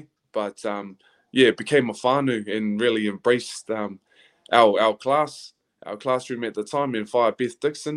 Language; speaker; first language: English; native; English